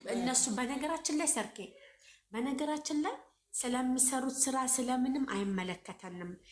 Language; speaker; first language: Amharic; native; Amharic